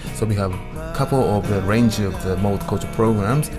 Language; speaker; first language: English; non-native, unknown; Japanese